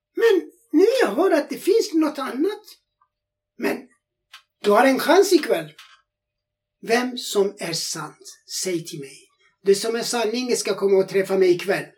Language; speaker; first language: Swedish; non-native, fluent; Persian